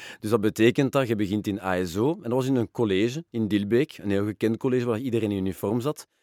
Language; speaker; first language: Dutch; non-native, local second language; French